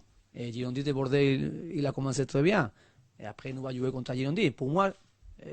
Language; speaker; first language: French; non-native, learner; Spanish